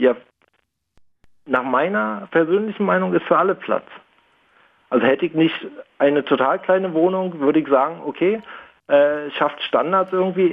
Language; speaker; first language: German; native; German